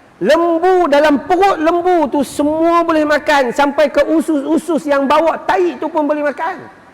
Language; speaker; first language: Malay; native; Malay